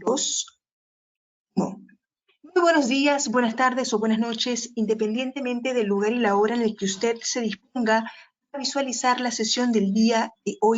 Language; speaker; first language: Spanish; native; Spanish